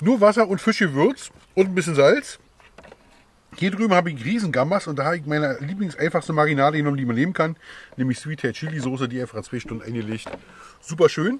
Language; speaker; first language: German; native; German